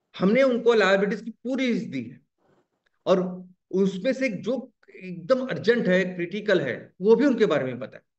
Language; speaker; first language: Hindi; non-native, local second language; Marathi